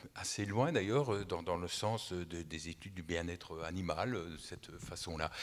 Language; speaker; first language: French; native; French